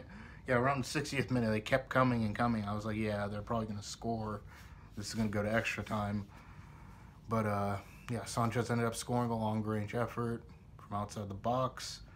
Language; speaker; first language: English; native; English